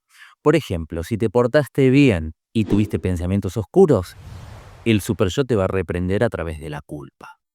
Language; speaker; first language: Spanish; native; Spanish